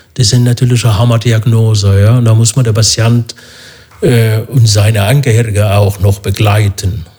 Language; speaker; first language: German; non-native, fluent; Arabic